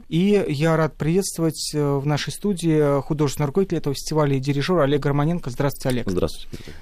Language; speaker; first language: Russian; native; Russian